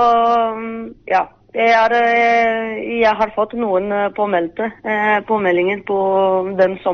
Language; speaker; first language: Norwegian; non-native, fluent; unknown